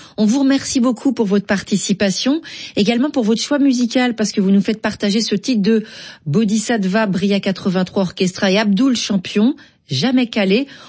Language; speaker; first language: French; native; French